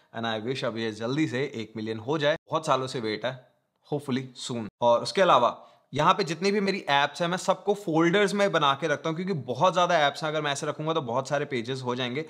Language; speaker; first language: Hindi; non-native, local second language; Punjabi